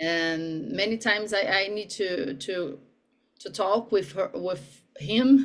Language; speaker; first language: English; non-native, learner; Portuguese